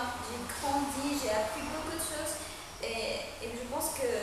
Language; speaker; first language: French; non-native, fluent; Spanish